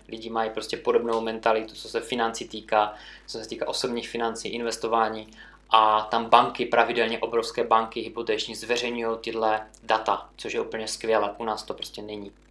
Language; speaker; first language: Czech; native; Czech